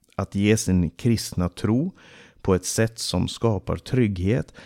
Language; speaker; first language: Swedish; native; Swedish